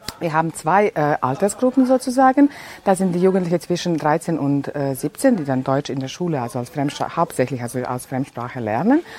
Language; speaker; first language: German; non-native, fluent; Serbian